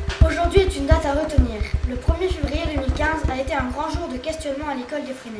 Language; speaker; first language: French; native; French